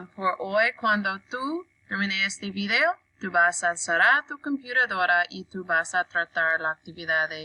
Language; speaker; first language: Spanish; non-native, learner; English